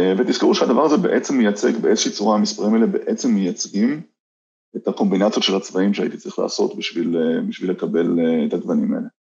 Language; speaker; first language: Hebrew; native; Hebrew